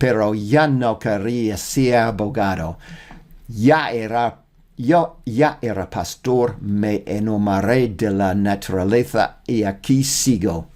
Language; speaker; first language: Spanish; non-native, learner; English